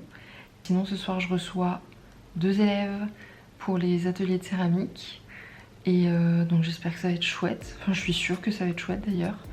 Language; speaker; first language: French; native; French